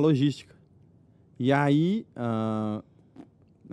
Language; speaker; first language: Portuguese; native; Portuguese